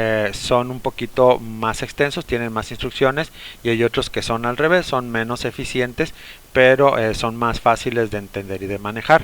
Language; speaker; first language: Spanish; native; Spanish